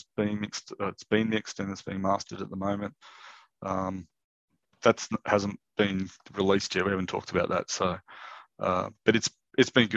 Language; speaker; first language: English; native; English